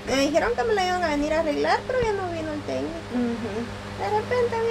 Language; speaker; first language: Spanish; native; Spanish